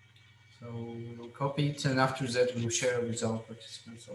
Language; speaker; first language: English; non-native, fluent; Russian